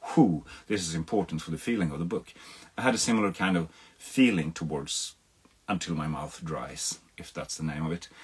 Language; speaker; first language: English; non-native, fluent; Swedish